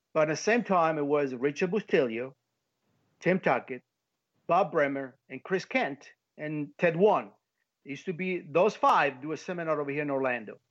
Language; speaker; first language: English; early bilingual, heritage; Spanish